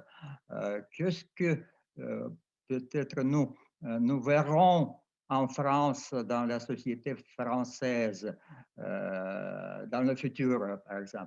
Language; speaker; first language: French; non-native, fluent; Russian